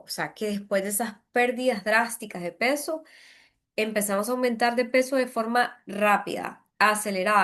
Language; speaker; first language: Spanish; native; Spanish